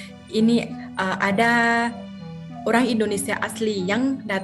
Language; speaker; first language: Indonesian; non-native, fluent; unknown